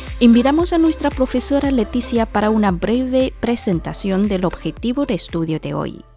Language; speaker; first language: Spanish; non-native, fluent; Chinese